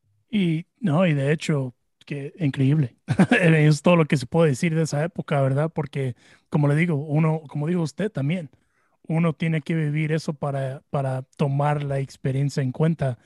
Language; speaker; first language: Spanish; early bilingual, heritage; Spanish